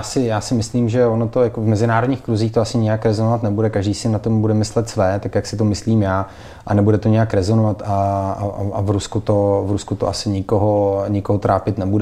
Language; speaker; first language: Czech; native; Czech